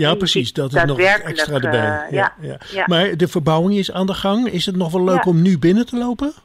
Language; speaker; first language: Dutch; native; Dutch